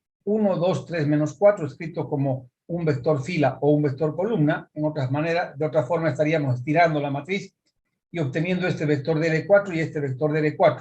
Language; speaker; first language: Spanish; native; Spanish